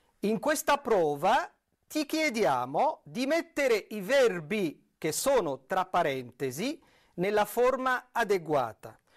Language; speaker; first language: Italian; non-native, fluent; Arabic